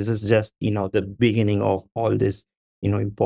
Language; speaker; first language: English; non-native, local second language; Tamil